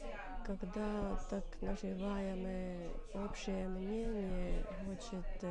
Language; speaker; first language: Russian; non-native, learner; Finnish